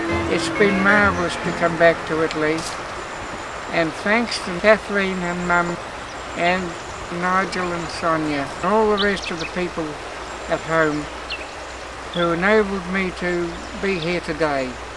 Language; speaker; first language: English; native; English